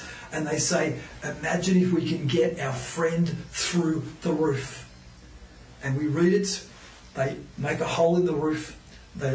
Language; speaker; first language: English; native; English